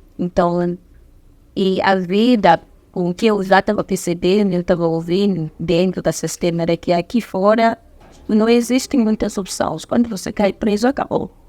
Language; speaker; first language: Portuguese; non-native, fluent; Zulu